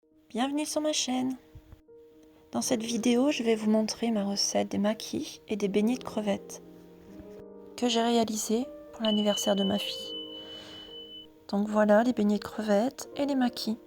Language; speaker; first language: French; native; French